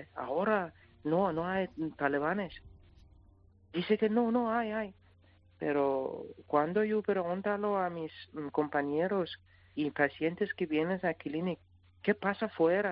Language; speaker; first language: Spanish; non-native, learner; Persian